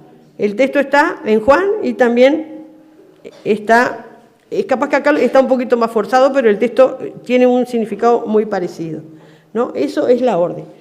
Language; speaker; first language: Spanish; native; Spanish